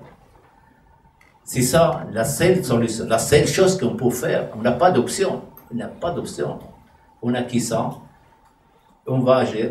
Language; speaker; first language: French; non-native, fluent; Arabic